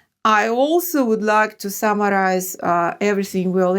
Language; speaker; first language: English; non-native, fluent; Russian